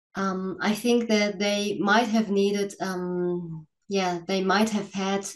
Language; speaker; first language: English; non-native, fluent; German